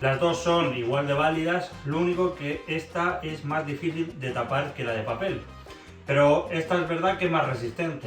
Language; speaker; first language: Spanish; native; Spanish